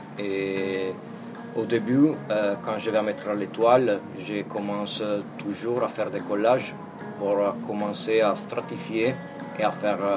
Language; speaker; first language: French; non-native, fluent; Italian